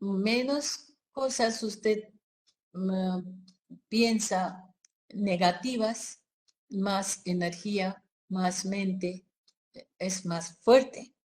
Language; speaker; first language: Spanish; non-native, fluent; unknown